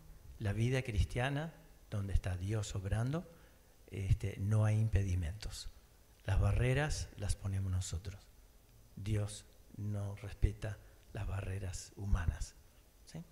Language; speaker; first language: Spanish; early bilingual, other home language; English